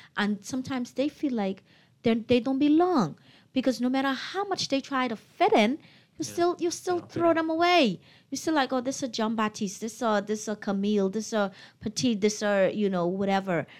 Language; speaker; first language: English; native; English